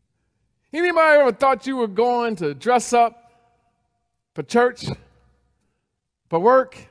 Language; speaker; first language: English; native; English